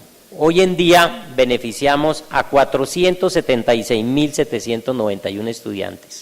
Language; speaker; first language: Spanish; native; Spanish